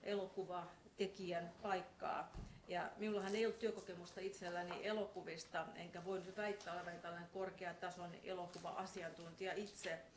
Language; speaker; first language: Finnish; non-native, fluent; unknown